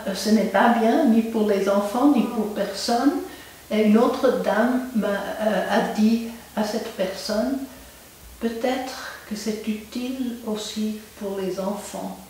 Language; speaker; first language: French; non-native, local second language; German